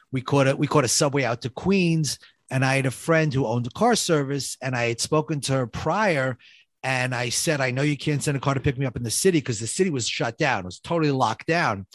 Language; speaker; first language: English; native; English